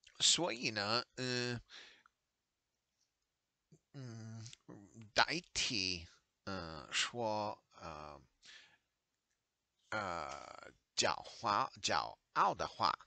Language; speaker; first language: Chinese; non-native, learner; English